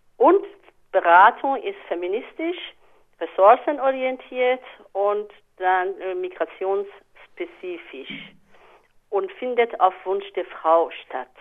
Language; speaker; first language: German; non-native, fluent; Persian